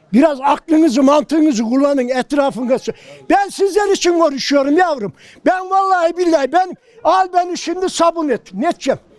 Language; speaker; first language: Turkish; native; Turkish